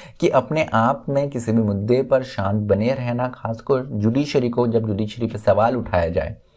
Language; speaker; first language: Hindi; native; Hindi